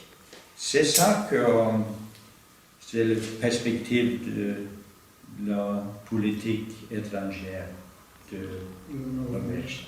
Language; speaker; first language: French; non-native, fluent; Norwegian